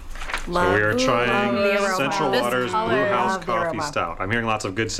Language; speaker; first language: English; native; English